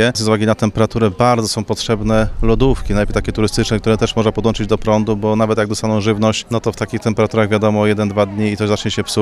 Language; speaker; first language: Polish; native; Polish